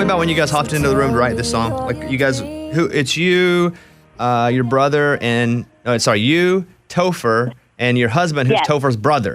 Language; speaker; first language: English; native; English